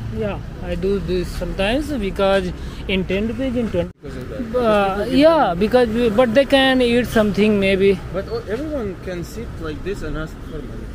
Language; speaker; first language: English; non-native, learner; Hindi